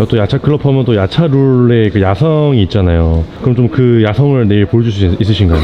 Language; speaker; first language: Korean; native; Korean